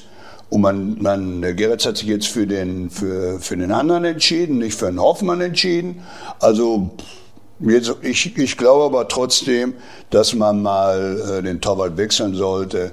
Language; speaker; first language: German; native; German